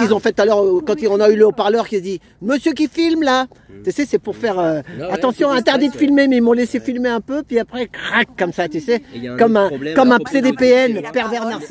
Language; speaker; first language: French; native; French